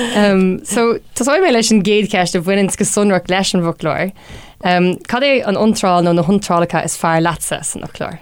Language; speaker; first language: Irish; non-native, local second language; English